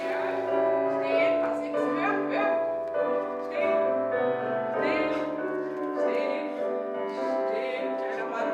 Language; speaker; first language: German; native; German